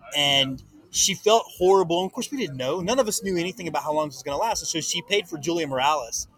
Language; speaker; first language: English; native; English